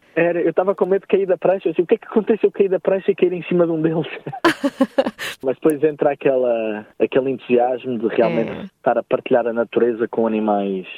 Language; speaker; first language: Portuguese; native; Portuguese